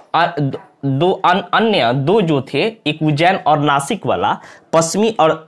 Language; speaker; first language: Hindi; native; Hindi